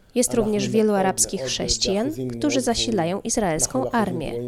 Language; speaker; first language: Polish; non-native, fluent; Arabic